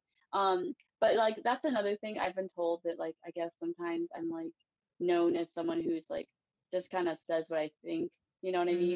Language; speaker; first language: English; native; English